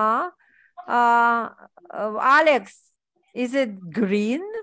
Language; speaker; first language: English; non-native, fluent; Ukrainian